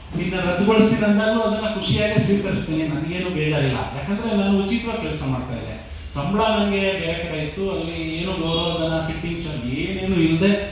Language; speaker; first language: Kannada; non-native, local second language; Lambadi